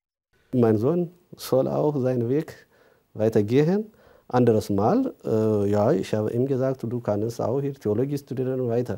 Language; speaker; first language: German; non-native, fluent; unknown